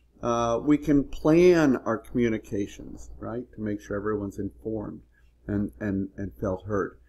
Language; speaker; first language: English; native; English